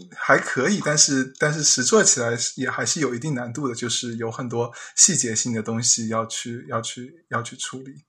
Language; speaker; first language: Chinese; native; Chinese